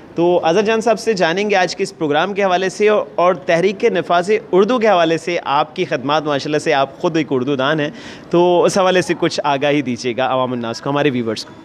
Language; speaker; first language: Urdu; native; Urdu